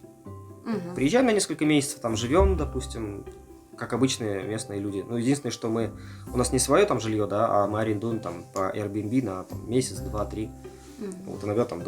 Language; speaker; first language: Russian; native; Russian